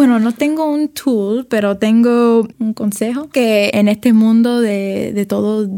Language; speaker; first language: Spanish; early bilingual, other home language; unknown